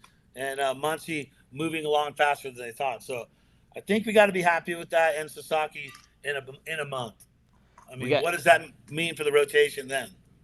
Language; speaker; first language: English; native; English